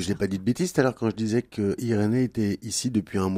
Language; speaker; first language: French; native; French